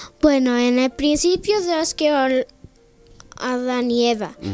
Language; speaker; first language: Spanish; early bilingual, heritage; Spanish